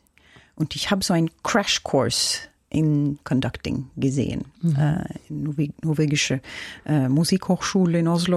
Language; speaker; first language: German; non-native, fluent; Norwegian